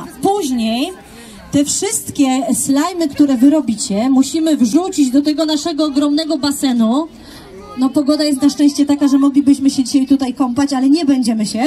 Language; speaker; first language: Polish; native; Polish